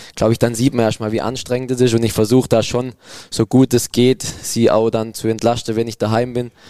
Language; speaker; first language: German; native; German